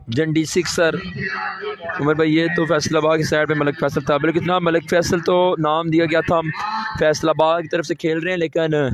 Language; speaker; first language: Urdu; non-native, local second language; Punjabi